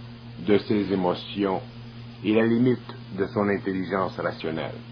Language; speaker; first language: French; native; French